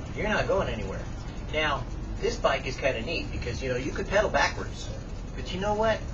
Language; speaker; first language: English; native; English